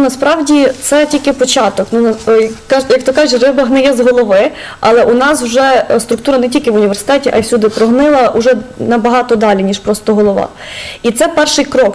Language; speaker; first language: Ukrainian; native; Ukrainian